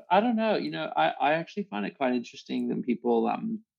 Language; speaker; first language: English; native; English